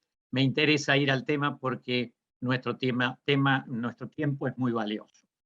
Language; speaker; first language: Spanish; native; Spanish